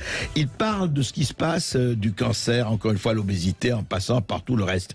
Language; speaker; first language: French; native; French